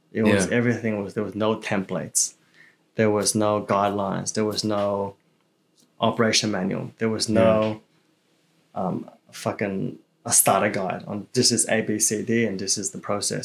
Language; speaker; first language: English; early bilingual, other home language; Chinese